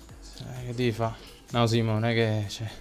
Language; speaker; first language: Italian; native; Italian